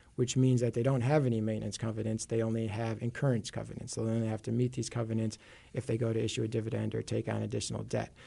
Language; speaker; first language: English; native; English